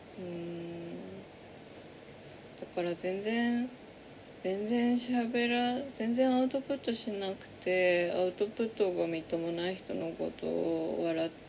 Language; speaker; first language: Japanese; native; Japanese